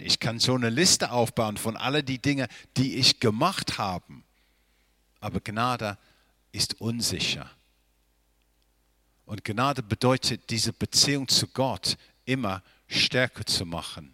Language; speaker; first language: German; non-native, fluent; English